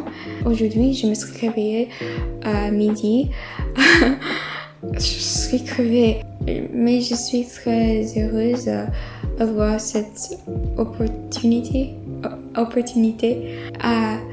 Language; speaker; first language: French; non-native, learner; English